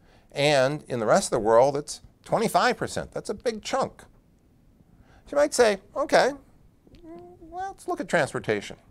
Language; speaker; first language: English; native; English